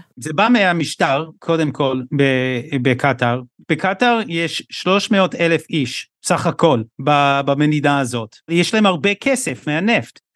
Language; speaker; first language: Hebrew; non-native, fluent; English